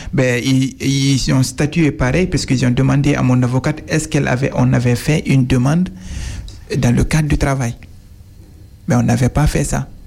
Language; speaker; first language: French; non-native, local second language; Fula